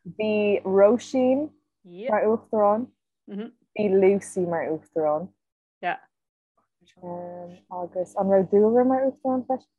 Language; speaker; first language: Irish; non-native, local second language; English